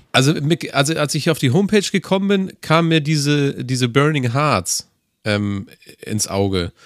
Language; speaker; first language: German; native; German